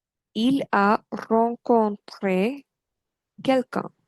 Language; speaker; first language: French; non-native, fluent; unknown